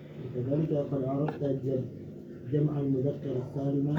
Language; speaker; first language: Arabic; non-native, learner; Indonesian